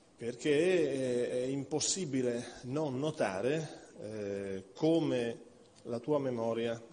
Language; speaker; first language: Italian; native; Italian